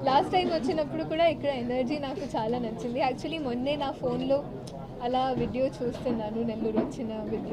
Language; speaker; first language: Telugu; non-native, fluent; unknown